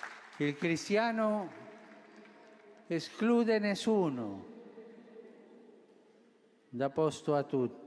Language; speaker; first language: Italian; non-native, fluent; Spanish